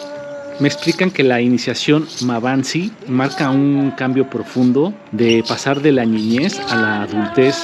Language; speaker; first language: Spanish; native; Spanish